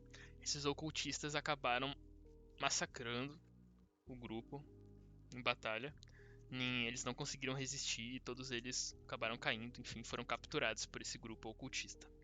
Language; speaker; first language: Portuguese; native; Portuguese